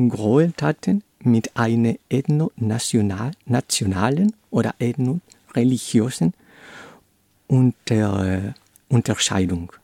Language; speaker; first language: German; non-native, learner; Spanish